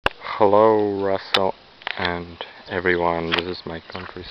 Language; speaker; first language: English; non-native, learner; Russian